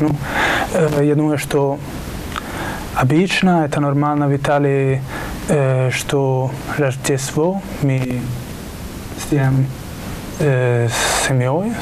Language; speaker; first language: Russian; non-native, learner; Italian